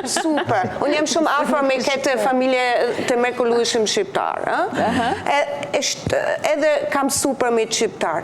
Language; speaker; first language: Albanian; non-native, fluent; German